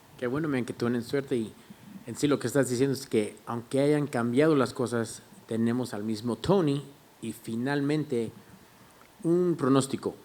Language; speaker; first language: Spanish; native; Spanish